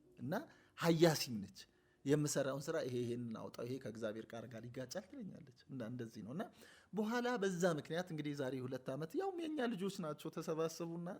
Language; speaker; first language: Amharic; native; Amharic